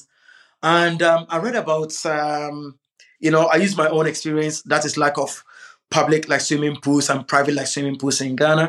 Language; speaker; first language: English; non-native, local second language; Akan